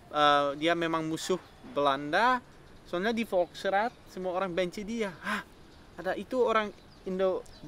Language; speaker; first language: Indonesian; non-native, fluent; Dutch